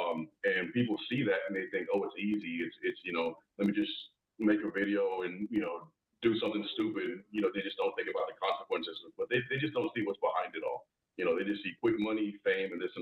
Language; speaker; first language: English; native; English